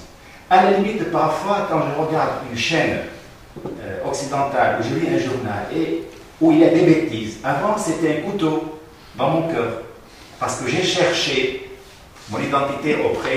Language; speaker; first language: French; non-native, fluent; Arabic